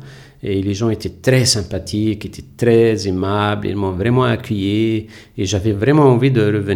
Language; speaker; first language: French; non-native, local second language; Arabic